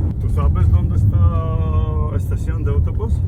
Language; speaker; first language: Spanish; non-native, learner; Latvian